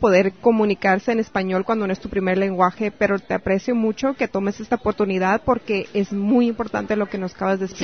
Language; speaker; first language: Spanish; native; Spanish